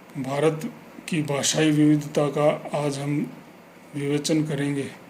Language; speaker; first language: Hindi; native; Hindi